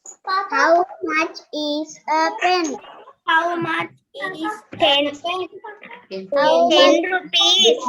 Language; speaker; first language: English; non-native, learner; Sinhala